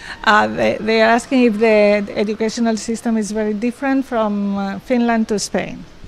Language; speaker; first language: English; non-native, fluent; Catalan